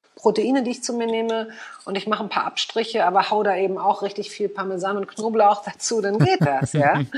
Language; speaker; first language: German; native; German